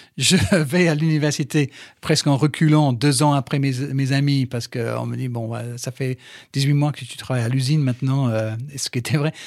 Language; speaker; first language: French; non-native, fluent; English